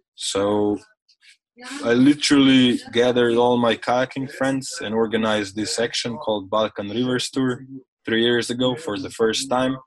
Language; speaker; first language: English; non-native, fluent; Slovenian